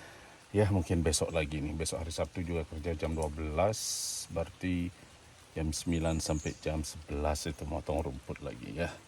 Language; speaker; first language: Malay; non-native, local second language; Balinese